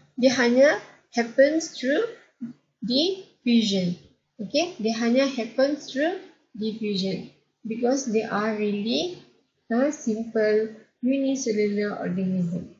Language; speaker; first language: English; non-native, local second language; Malay